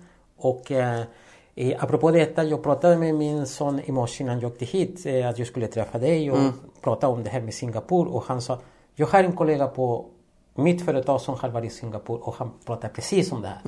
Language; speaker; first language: Swedish; non-native, fluent; Spanish